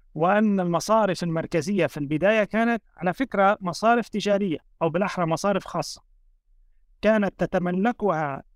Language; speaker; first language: Arabic; native; Arabic